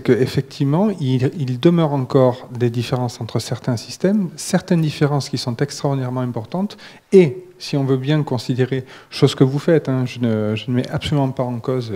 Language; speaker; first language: French; native; French